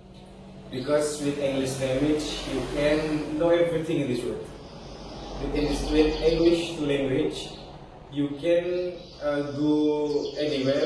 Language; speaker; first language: English; non-native, learner; Indonesian